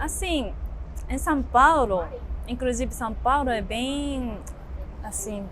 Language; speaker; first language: Portuguese; non-native, learner; Japanese